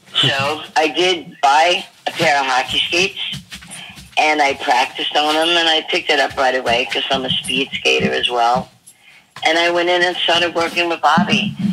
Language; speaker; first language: English; native; English